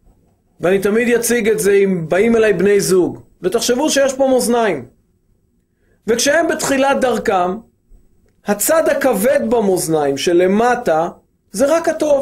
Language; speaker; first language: Hebrew; native; Hebrew